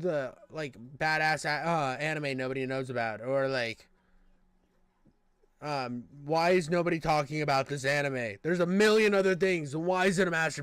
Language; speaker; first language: English; native; English